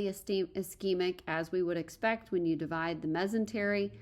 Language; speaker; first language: English; native; English